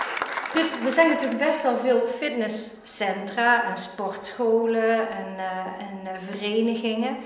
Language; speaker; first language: Dutch; native; Dutch